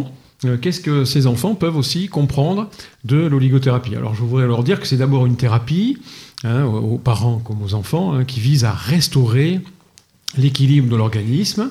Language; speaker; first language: French; native; French